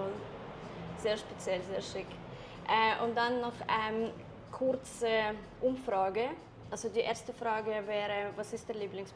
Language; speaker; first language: German; non-native, fluent; Russian